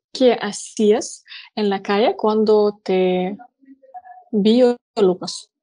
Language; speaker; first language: Spanish; non-native, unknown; Russian